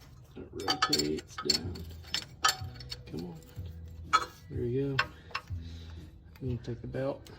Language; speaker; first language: English; native; English